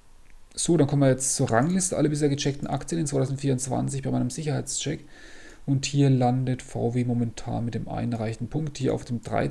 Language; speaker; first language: German; native; German